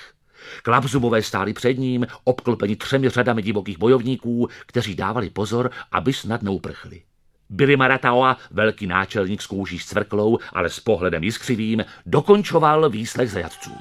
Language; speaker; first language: Czech; native; Czech